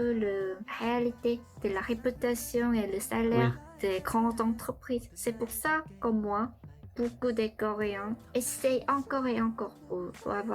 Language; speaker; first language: French; non-native, learner; Korean